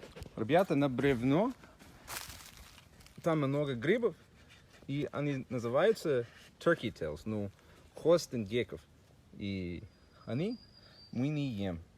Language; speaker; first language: Russian; non-native, learner; English